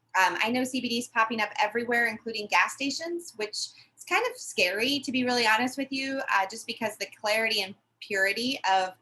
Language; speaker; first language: English; native; English